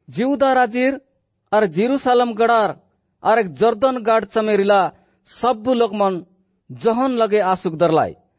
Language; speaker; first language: Odia; non-native, local second language; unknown